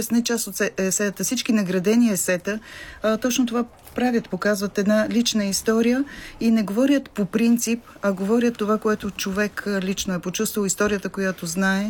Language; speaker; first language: Bulgarian; native; Bulgarian